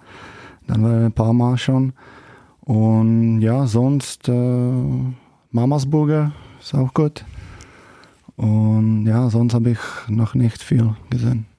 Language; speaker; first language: German; non-native, fluent; Czech